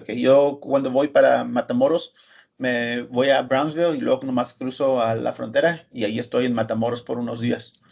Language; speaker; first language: Spanish; early bilingual, heritage; Spanish